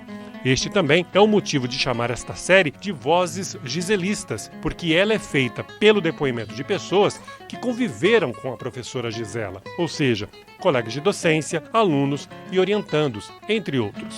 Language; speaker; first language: Portuguese; native; Portuguese